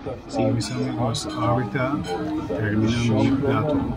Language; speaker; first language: Spanish; non-native, learner; Turkish